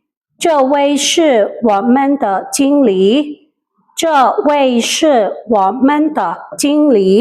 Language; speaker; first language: Chinese; non-native, fluent; Khmer